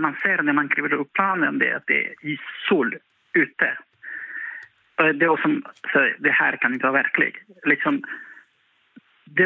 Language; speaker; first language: Swedish; non-native, fluent; Spanish